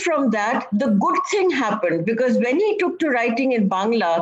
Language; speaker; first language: English; non-native, local second language; Bangla